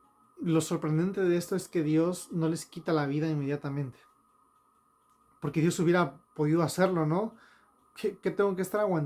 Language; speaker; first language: Spanish; native; Spanish